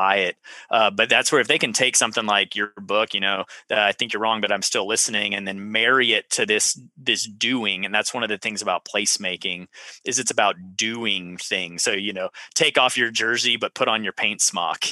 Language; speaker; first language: English; native; English